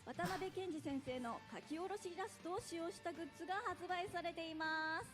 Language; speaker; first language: Japanese; native; Japanese